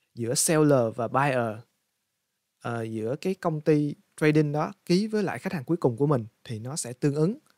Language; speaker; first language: Vietnamese; native; Vietnamese